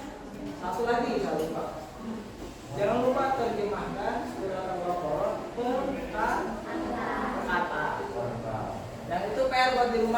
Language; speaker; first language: Malay; native; Malay